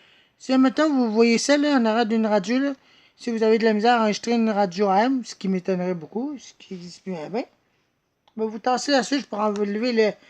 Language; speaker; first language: French; native; French